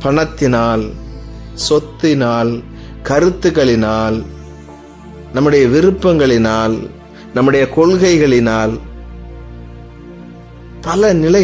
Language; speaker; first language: Tamil; native; Tamil